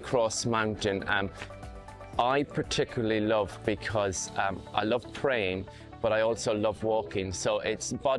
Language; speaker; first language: English; native; English